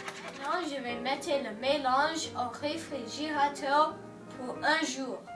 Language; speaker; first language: French; non-native, learner; English